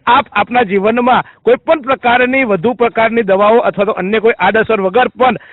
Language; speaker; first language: Gujarati; native; Gujarati